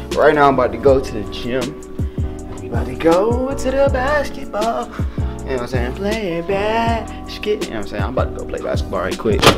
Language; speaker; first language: English; native; English